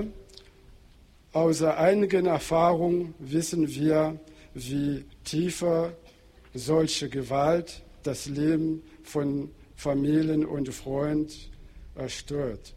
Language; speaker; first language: German; non-native, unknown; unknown